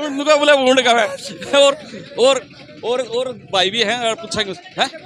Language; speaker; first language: Hindi; native; Hindi